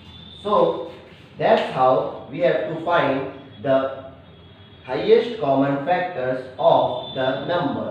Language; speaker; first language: English; non-native, local second language; Hindi